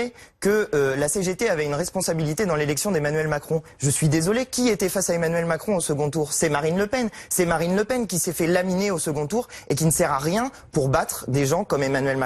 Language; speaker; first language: French; native; French